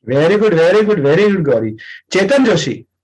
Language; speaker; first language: English; non-native, local second language; Hindi